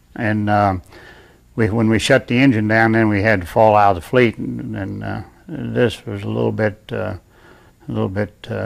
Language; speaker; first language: English; native; English